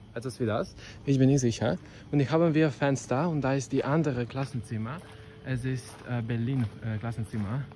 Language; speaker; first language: German; non-native, learner; Serbian